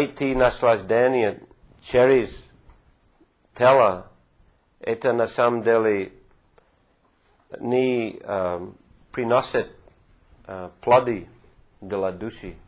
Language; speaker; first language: Russian; non-native, fluent; English